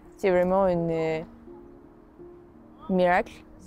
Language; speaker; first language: French; non-native, fluent; Russian